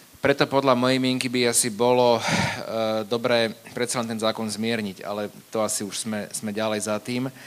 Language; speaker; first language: Slovak; native; Slovak